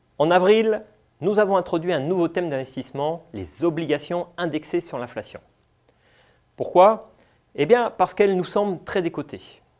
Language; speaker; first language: French; native; French